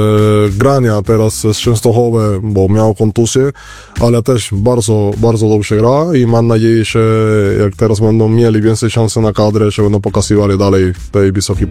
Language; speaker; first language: Polish; non-native, fluent; Spanish